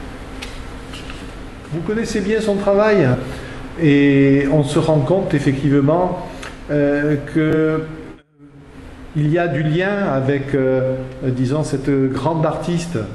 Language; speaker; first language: French; native; French